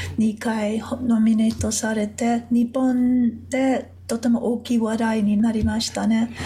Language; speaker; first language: Japanese; non-native, fluent; English